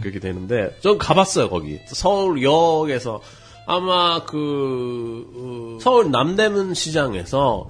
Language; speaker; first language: Korean; non-native, fluent; Japanese